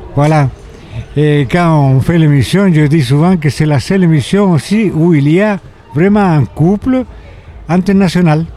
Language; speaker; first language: French; non-native, fluent; Spanish